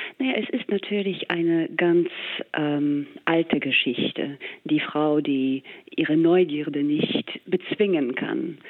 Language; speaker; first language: German; non-native, fluent; English